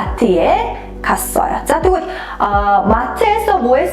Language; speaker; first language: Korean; non-native, fluent; Mongolian